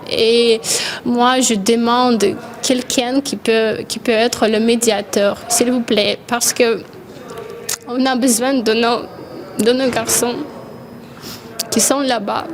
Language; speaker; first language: French; non-native, fluent; Ukrainian